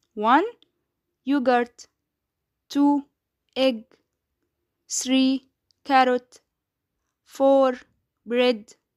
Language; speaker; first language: English; non-native, fluent; Arabic